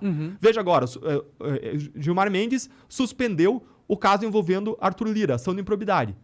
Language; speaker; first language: Portuguese; native; Portuguese